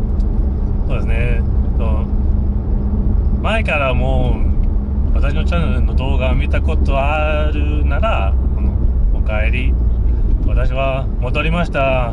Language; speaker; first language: Japanese; non-native, fluent; English